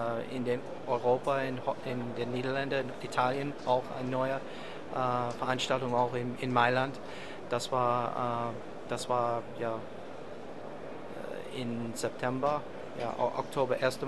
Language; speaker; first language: German; non-native, learner; English